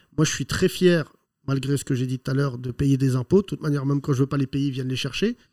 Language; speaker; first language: French; native; French